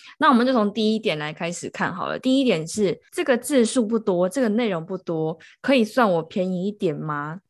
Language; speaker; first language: Chinese; native; Chinese